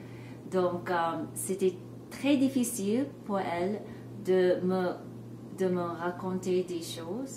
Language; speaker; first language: French; non-native, fluent; English